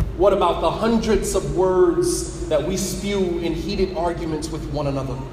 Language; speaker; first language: English; native; English